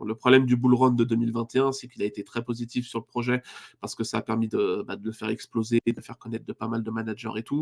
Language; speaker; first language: French; native; French